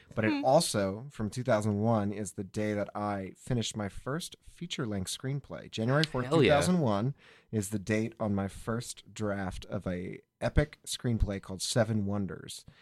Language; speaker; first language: English; native; English